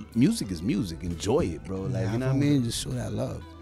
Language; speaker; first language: English; native; English